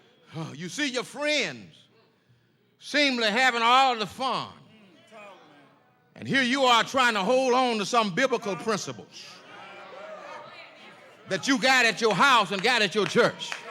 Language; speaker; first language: English; native; English